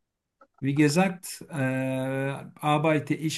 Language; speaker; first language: German; non-native, learner; Turkish